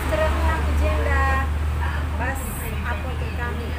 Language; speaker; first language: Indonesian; non-native, local second language; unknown